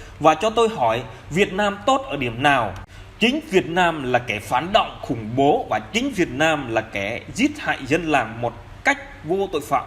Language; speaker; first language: Vietnamese; non-native, local second language; Jarai